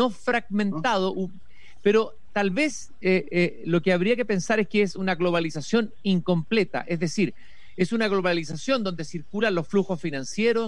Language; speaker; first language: Spanish; native; Spanish